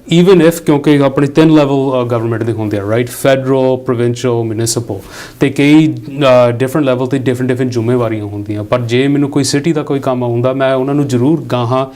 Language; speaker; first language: Punjabi; early bilingual, heritage; Punjabi